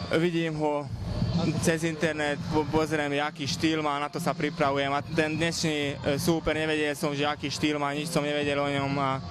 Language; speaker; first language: Slovak; non-native, local second language; Hungarian